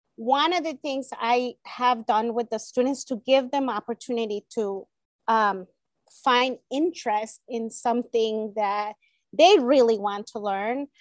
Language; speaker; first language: English; non-native, fluent; Spanish